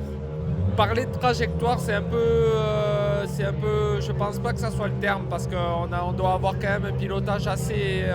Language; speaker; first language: French; native; French